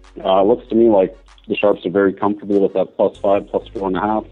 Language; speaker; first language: English; native; English